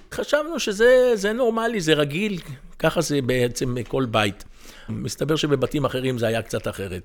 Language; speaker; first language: Hebrew; native; Hebrew